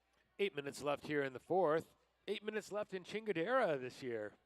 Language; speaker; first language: English; native; English